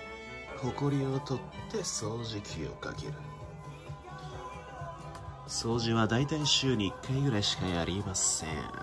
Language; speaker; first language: Japanese; native; Japanese